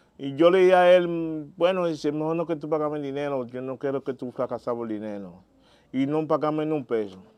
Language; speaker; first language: Spanish; non-native, learner; Haitian Creole